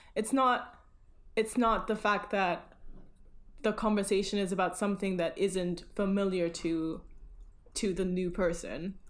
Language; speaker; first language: English; early bilingual, other home language; German